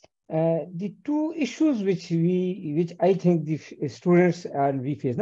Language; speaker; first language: English; non-native, local second language; Urdu